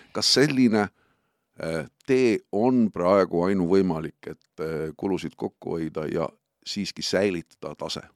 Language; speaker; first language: Estonian; native; Estonian